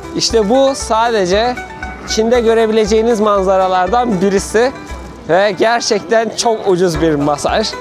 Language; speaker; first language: Turkish; native; Turkish